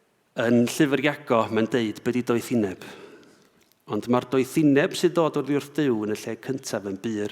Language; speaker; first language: Welsh; native; Welsh